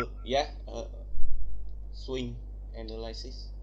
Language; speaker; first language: English; non-native, learner; Vietnamese